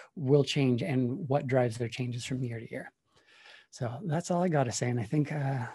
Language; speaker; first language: English; native; English